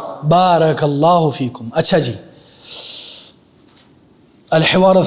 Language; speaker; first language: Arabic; non-native, fluent; Urdu